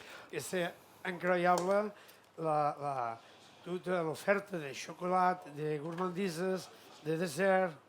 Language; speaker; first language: French; non-native, learner; Catalan